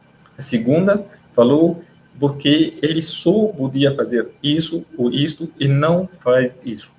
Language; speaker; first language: Portuguese; non-native, learner; Arabic